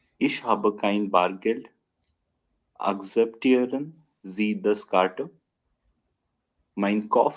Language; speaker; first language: German; non-native, learner; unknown